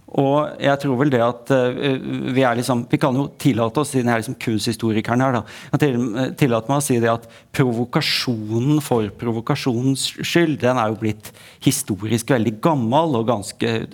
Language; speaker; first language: Norwegian; native; Norwegian